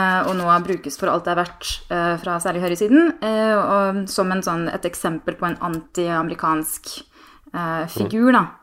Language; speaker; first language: Norwegian; native; Norwegian